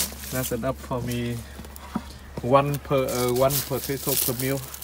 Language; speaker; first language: English; non-native, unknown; Vietnamese